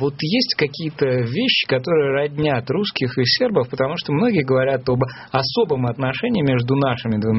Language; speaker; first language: Russian; native; Russian